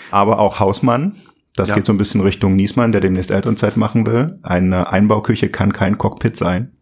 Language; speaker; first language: German; native; German